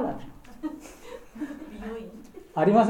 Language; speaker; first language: Japanese; non-native, learner; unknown